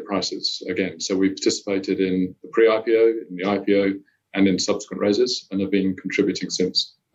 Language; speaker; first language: English; native; English